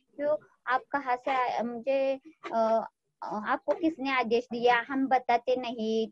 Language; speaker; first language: Hindi; non-native, local second language; Marathi